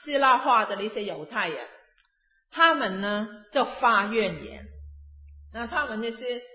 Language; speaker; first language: Chinese; non-native, local second language; Cantonese